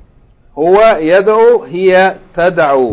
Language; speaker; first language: Arabic; non-native, fluent; English